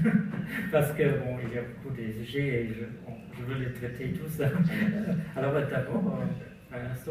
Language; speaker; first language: French; non-native, learner; German